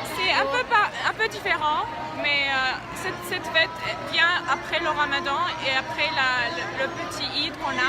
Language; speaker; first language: French; non-native, local second language; Arabic